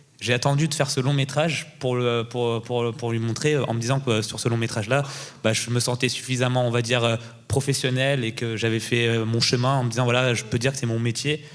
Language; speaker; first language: French; early bilingual, other home language; Tamil